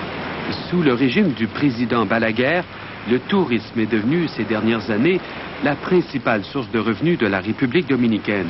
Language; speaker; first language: French; native; French